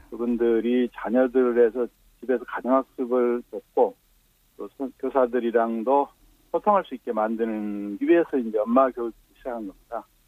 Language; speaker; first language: Korean; native; Korean